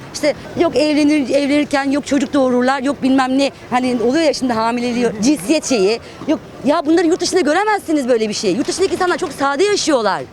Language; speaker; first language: Turkish; native; Turkish